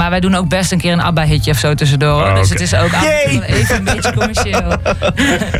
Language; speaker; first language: Dutch; native; Dutch